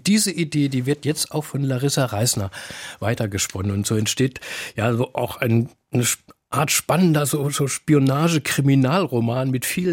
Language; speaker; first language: German; native; German